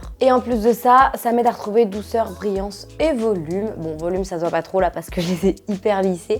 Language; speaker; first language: French; native; French